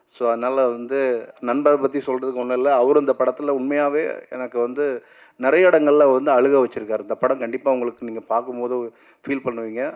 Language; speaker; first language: Tamil; native; Tamil